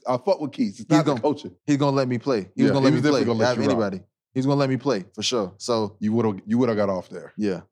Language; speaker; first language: English; native; English